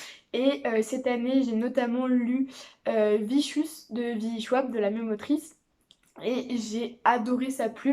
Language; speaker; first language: French; native; French